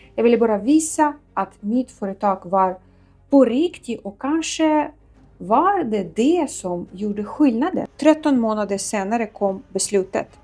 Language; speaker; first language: Swedish; non-native, fluent; Ukrainian